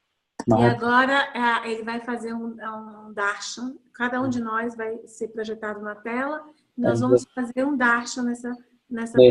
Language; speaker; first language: Portuguese; native; Portuguese